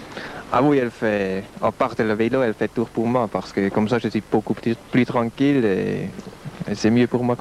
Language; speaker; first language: French; non-native, fluent; Swiss German